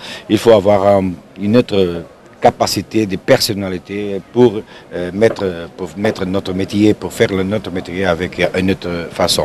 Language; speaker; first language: French; non-native, fluent; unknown